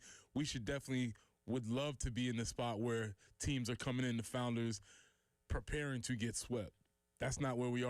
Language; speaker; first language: English; native; English